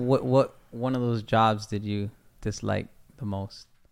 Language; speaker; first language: English; native; English